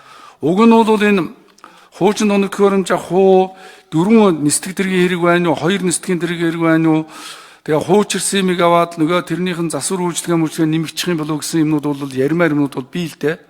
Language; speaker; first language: Mongolian; native; Mongolian